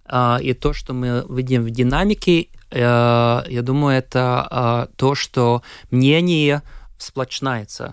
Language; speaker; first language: Russian; non-native, local second language; Latvian